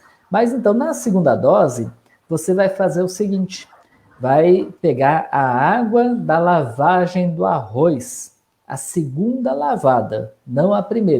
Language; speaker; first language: Portuguese; native; Portuguese